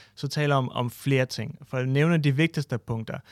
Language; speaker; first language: Danish; non-native, fluent; Ukrainian